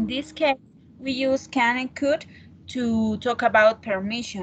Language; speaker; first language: English; non-native, learner; Spanish